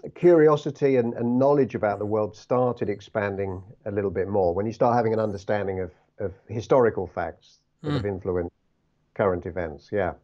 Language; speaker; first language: English; native; English